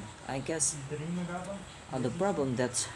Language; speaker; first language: English; non-native, learner; Indonesian